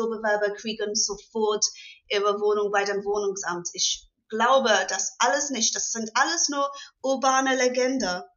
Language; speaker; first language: German; non-native, fluent; English